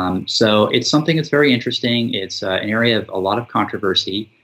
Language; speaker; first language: English; native; English